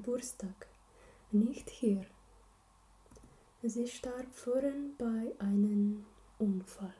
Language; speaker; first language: German; non-native, learner; Slovenian